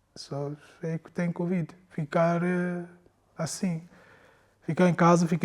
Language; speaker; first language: Portuguese; non-native, learner; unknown